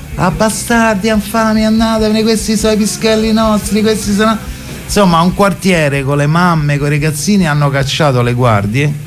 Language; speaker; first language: Italian; native; Italian